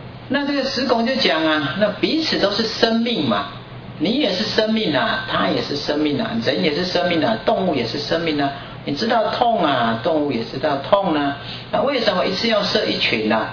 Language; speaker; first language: Chinese; native; Chinese